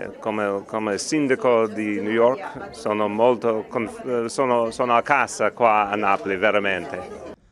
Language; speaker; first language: Italian; non-native, learner; English